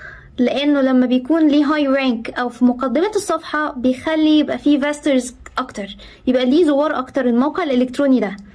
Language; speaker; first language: Arabic; native; Arabic